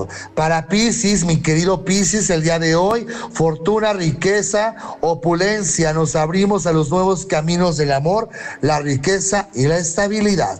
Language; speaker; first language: Spanish; native; Spanish